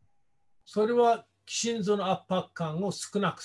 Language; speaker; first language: Japanese; non-native, fluent; English